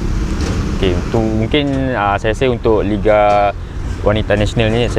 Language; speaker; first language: Malay; native; Malay